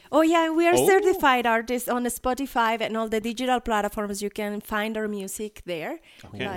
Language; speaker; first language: English; non-native, fluent; Spanish